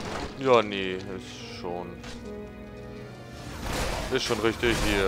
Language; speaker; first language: German; native; German